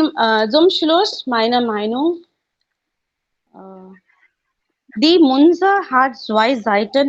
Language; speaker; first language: German; non-native, learner; Hindi